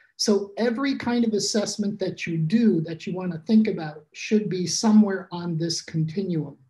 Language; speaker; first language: English; native; English